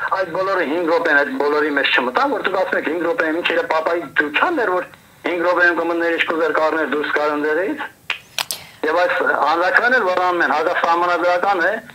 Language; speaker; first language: Armenian; early bilingual, heritage; Armenian